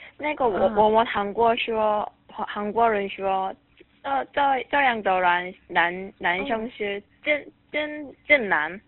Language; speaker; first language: Chinese; non-native, learner; Korean